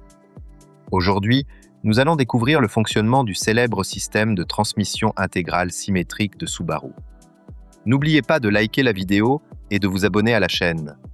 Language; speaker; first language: French; native; French